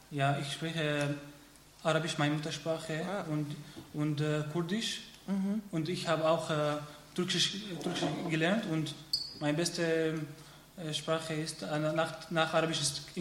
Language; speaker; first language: German; non-native, learner; Arabic